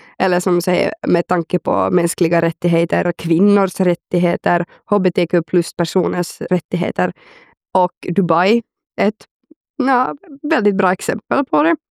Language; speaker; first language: Swedish; native; Swedish